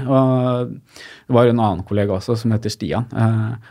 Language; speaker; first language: Norwegian; native; Norwegian